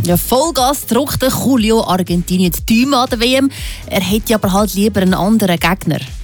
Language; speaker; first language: German; native; German